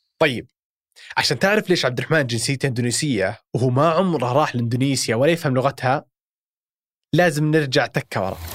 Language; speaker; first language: Arabic; native; Arabic